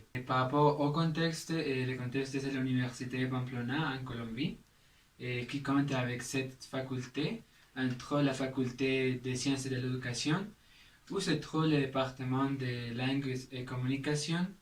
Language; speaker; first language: French; non-native, learner; Spanish